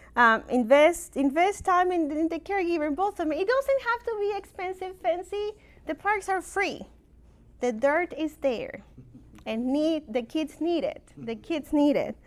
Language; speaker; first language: English; non-native, fluent; Spanish